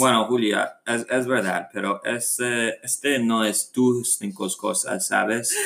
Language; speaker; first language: Spanish; non-native, learner; English